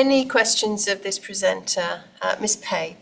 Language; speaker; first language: English; native; English